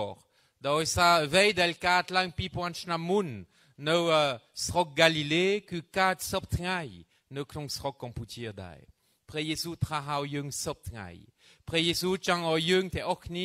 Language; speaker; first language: Khmer; non-native, fluent; French